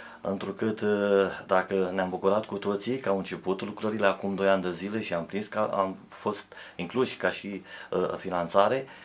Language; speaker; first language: Romanian; native; Romanian